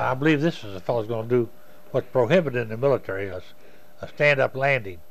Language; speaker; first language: English; native; English